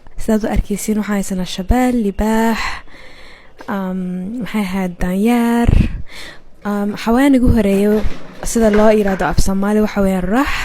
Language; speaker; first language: Somali; early bilingual, heritage; Somali